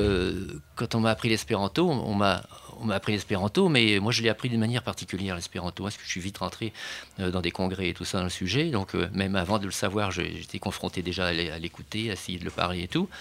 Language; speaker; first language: French; native; French